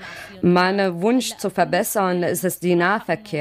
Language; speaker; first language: German; non-native, learner; Arabic